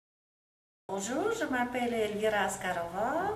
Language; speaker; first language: French; non-native, fluent; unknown